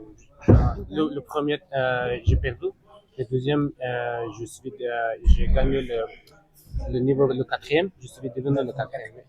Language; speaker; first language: French; non-native, learner; Persian